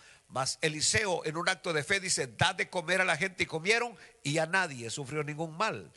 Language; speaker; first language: Spanish; native; Spanish